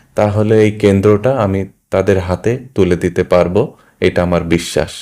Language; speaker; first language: Bangla; early bilingual, heritage; Bangla